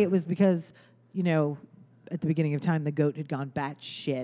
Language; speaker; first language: English; native; English